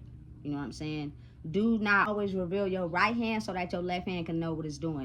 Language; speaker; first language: English; native; English